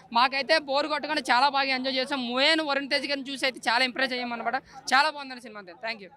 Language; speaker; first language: Telugu; native; Telugu